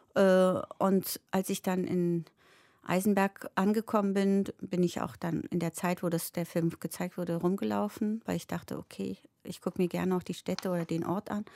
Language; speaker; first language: German; early bilingual, other home language; Turkish